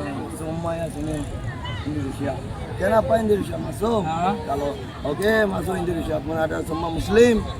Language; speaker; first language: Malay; non-native, learner; Rohingya